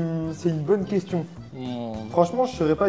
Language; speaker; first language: French; native; French